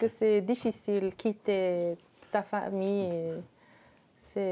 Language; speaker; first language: French; non-native, local second language; Arabic